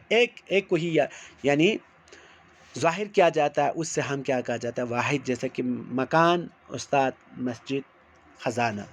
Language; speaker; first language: Urdu; non-native, local second language; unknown